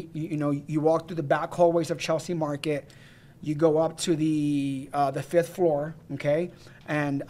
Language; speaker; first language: English; native; English